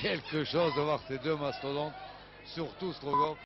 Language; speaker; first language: French; native; French